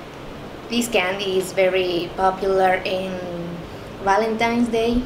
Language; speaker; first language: English; non-native, fluent; Spanish